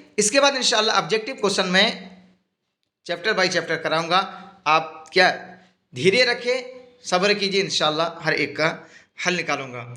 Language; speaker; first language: Urdu; native; Urdu